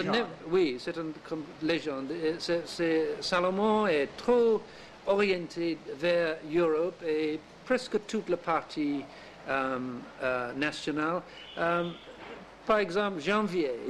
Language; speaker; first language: French; non-native, learner; English